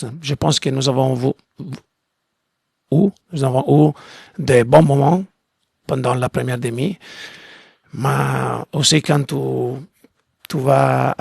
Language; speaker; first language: French; non-native, learner; Italian